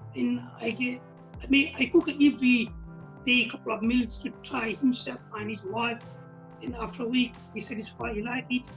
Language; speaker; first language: English; non-native, local second language; Nepali